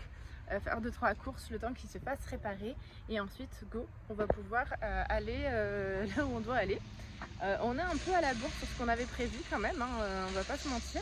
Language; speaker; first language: French; native; French